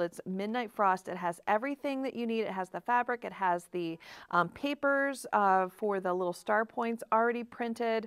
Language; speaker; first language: English; native; English